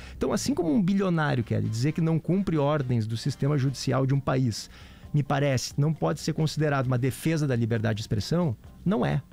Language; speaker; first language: Portuguese; native; Portuguese